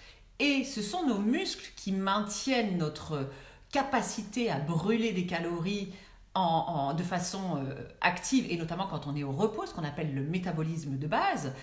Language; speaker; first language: French; native; French